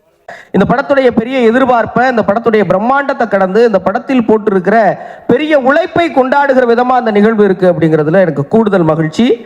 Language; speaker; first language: Tamil; native; Tamil